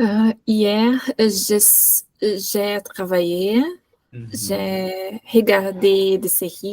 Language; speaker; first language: French; non-native, learner; Portuguese